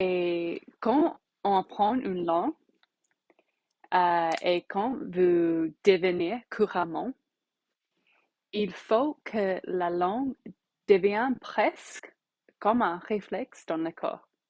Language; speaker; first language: French; non-native, learner; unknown